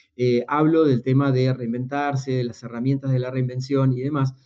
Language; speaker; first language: Spanish; native; Spanish